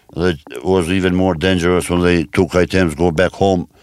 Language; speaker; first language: English; non-native, learner; Albanian